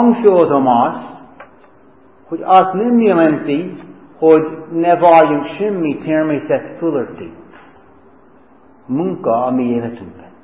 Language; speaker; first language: Hungarian; non-native, fluent; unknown